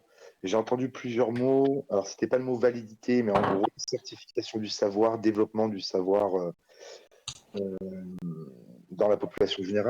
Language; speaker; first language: French; native; French